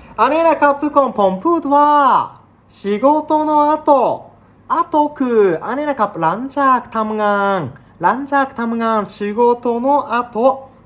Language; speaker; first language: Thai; non-native, learner; Japanese